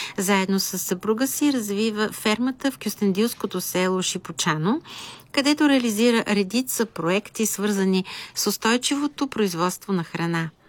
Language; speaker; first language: Bulgarian; native; Bulgarian